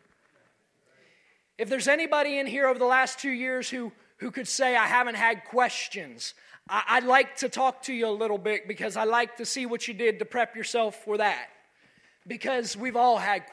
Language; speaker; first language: English; native; English